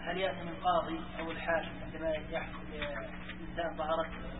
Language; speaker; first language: Arabic; native; Arabic